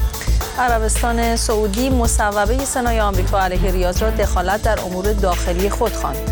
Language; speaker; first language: Persian; native; Persian